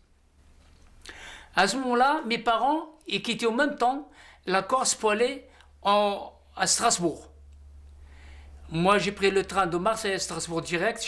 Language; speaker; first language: French; non-native, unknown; Riffian